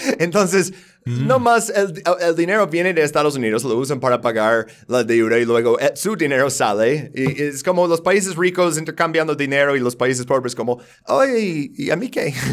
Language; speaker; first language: Spanish; non-native, fluent; English